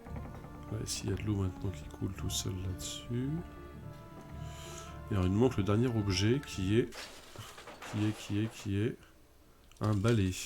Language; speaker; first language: French; native; French